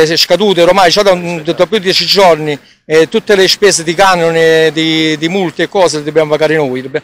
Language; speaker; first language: Italian; native; Italian